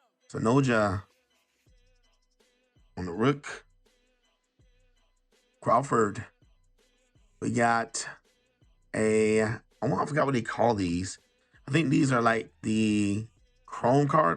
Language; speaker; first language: English; native; English